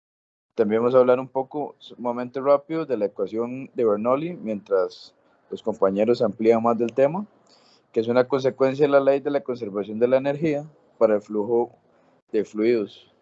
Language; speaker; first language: Spanish; native; Spanish